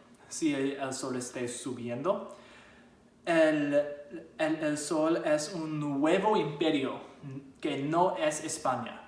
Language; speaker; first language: Spanish; non-native, learner; English